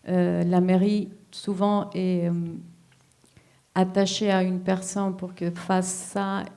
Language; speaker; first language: French; non-native, fluent; Spanish